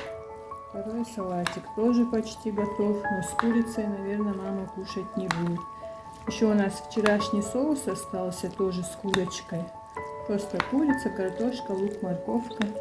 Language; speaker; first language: Russian; non-native, local second language; Chechen